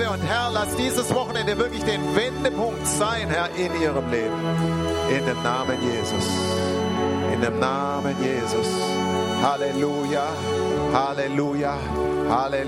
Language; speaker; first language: German; native; German